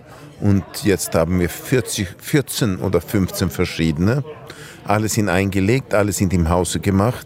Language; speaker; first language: German; early bilingual, heritage; German